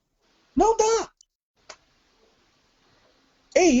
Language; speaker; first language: Portuguese; non-native, fluent; Serbian